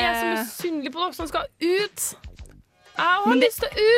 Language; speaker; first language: Norwegian; native; Norwegian